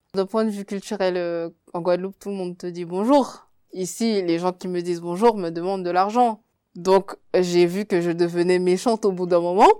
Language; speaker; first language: French; native; French